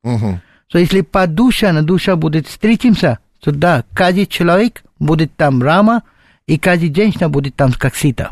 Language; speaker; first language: Russian; non-native, learner; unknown